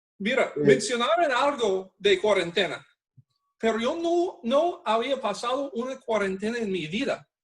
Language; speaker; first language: Spanish; non-native, fluent; English